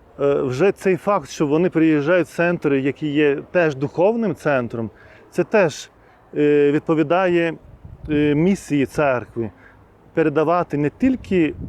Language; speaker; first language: Ukrainian; non-native, fluent; Lithuanian